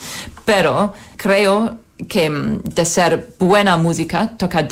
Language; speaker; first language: Spanish; non-native, fluent; English